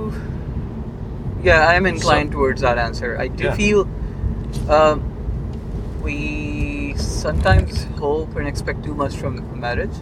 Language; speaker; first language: English; non-native, local second language; Urdu